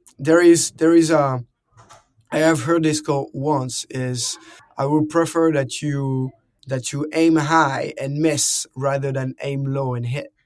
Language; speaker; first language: English; non-native, fluent; French